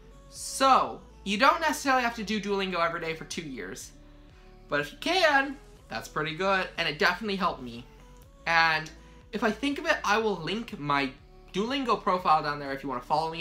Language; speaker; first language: English; native; English